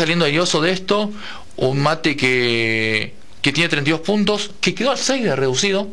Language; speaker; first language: Spanish; native; Spanish